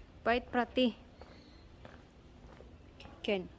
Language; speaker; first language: Hebrew; non-native, local second language; Arabic